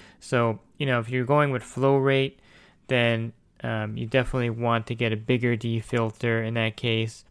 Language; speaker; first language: English; native; English